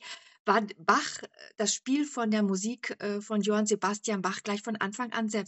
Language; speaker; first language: German; native; German